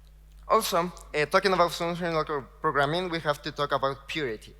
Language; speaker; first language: English; non-native, fluent; Spanish